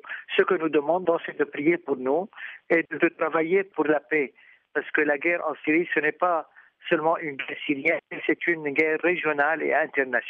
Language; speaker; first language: French; non-native, fluent; Arabic